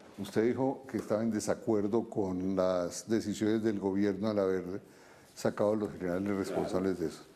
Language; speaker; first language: Spanish; native; Spanish